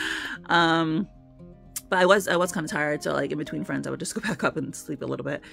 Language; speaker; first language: English; native; English